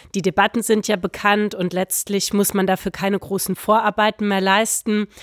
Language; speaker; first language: German; native; German